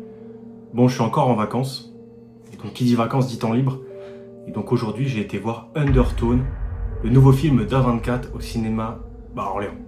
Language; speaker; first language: French; native; French